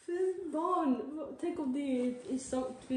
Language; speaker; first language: Swedish; early bilingual, other home language; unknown